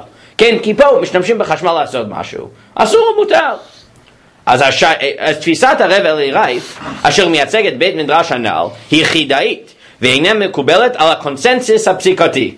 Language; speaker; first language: Hebrew; non-native, fluent; English